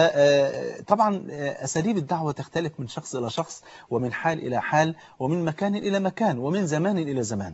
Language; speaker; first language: Arabic; native; Arabic